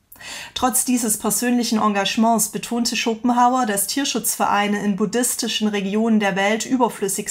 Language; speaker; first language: German; native; German